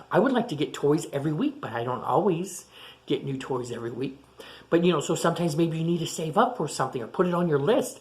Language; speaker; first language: English; native; English